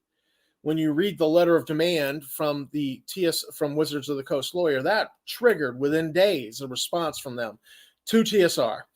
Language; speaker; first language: English; native; English